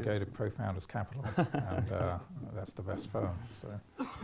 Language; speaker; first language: English; native; English